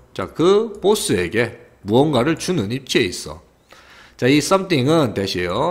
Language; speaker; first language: Korean; native; Korean